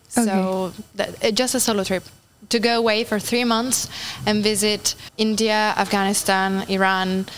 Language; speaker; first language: English; non-native, fluent; Italian